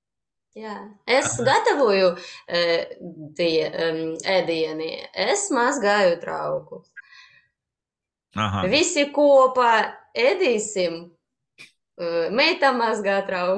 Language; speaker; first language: Latvian; non-native, learner; Russian